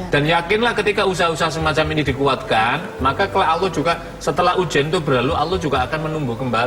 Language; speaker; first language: Indonesian; native; Indonesian